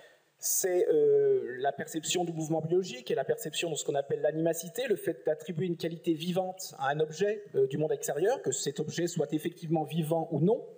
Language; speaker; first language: French; native; French